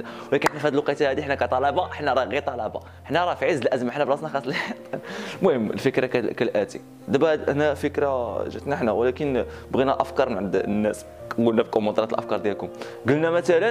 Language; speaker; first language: Arabic; native; Arabic